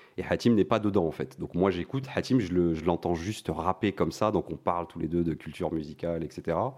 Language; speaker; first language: French; non-native, local second language; Arabic